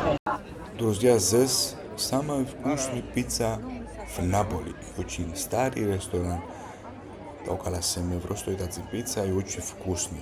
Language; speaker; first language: Russian; non-native, learner; Georgian